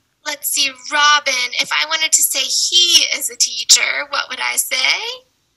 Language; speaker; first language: English; native; English